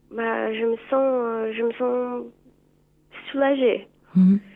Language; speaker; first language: French; non-native, fluent; Portuguese